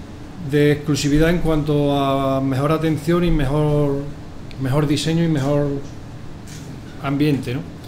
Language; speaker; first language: Spanish; native; Spanish